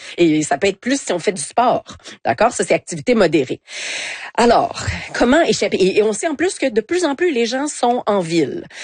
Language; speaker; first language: French; native; French